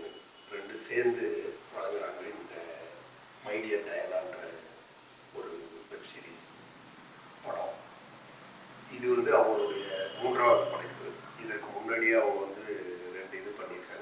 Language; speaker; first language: Tamil; native; Tamil